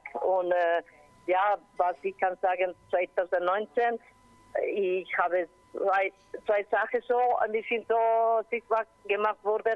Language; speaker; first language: German; non-native, learner; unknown